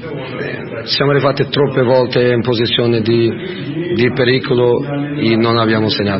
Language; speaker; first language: Italian; non-native, fluent; Portuguese